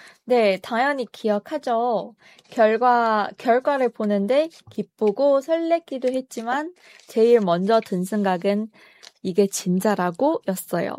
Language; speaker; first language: Korean; non-native, fluent; Chinese